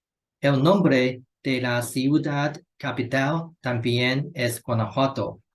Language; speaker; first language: Spanish; non-native, learner; Chinese